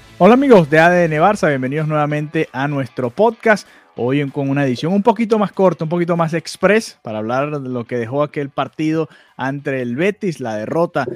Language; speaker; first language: Spanish; native; Spanish